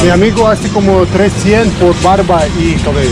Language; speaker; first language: Spanish; non-native, learner; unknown